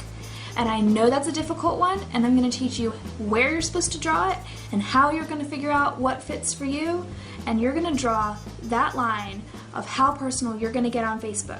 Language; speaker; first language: English; native; English